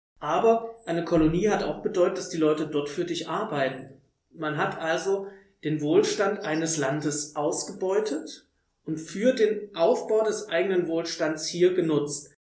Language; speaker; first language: German; native; German